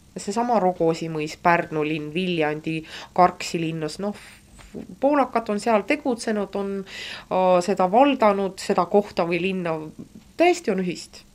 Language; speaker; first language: Estonian; non-native, local second language; Russian